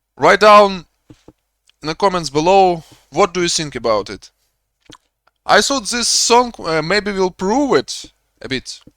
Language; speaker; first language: English; non-native, learner; Russian